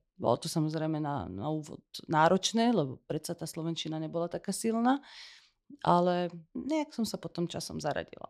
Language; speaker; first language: Slovak; early bilingual, heritage; Slovak